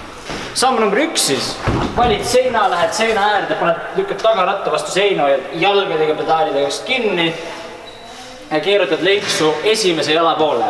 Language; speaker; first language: Estonian; native; Estonian